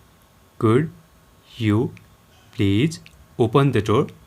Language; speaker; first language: English; non-native, local second language; Nepali